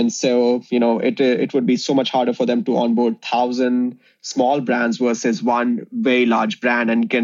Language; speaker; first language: English; non-native, local second language; Hindi